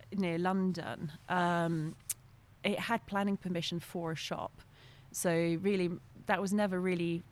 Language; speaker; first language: English; non-native, fluent; French